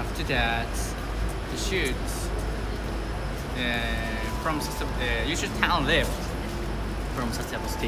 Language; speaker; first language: English; non-native, learner; Japanese